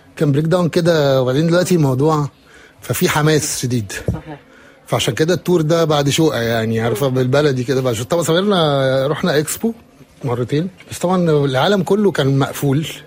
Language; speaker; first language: Egyptian Arabic; native; Egyptian Arabic